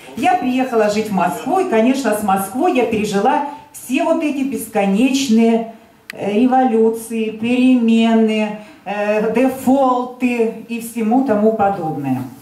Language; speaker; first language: Russian; native; Russian